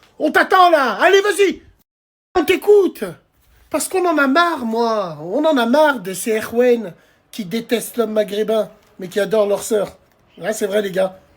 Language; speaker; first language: French; early bilingual, other home language; Arabic